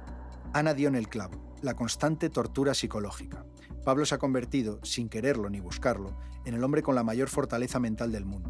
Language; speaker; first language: Spanish; native; Spanish